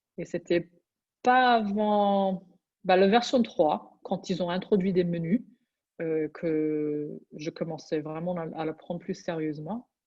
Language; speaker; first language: French; non-native, fluent; English